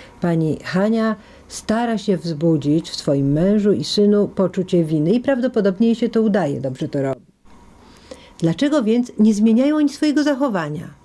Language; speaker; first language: Polish; native; Polish